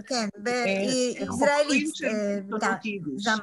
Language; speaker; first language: Hebrew; non-native, learner; Polish